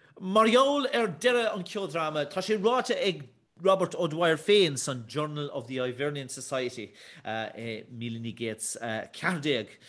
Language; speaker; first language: Irish; native; Irish